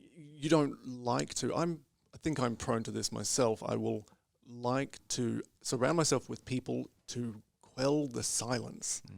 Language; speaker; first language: English; native; English